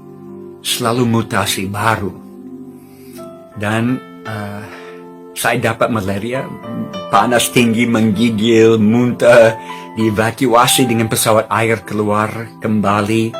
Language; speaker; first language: Indonesian; non-native, fluent; English